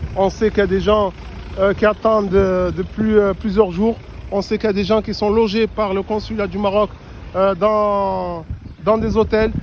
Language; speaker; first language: French; non-native, local second language; Arabic